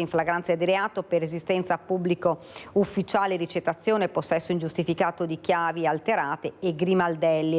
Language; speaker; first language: Italian; native; Italian